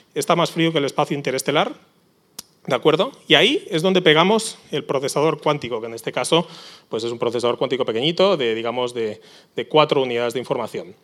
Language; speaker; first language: Spanish; native; Spanish